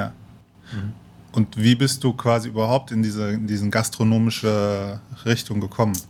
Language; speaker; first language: German; native; German